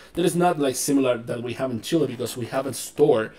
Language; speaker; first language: English; non-native, learner; Spanish